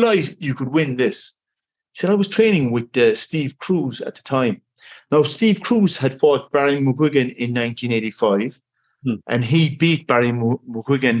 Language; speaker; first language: English; native; English